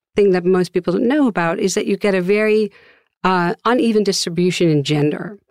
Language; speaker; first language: English; non-native, fluent; Dutch